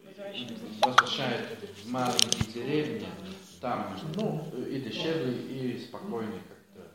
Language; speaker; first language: Russian; non-native, learner; Dutch